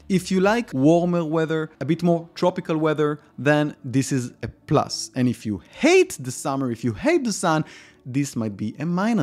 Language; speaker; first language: English; non-native, fluent; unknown